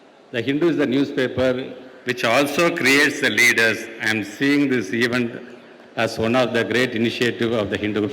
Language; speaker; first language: English; non-native, local second language; Tamil